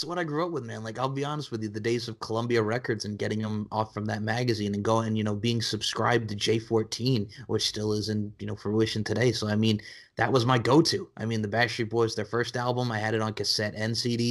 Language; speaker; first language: English; native; English